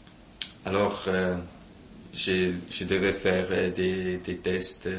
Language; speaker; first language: French; non-native, local second language; German